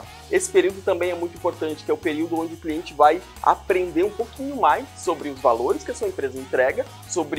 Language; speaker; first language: Portuguese; native; Portuguese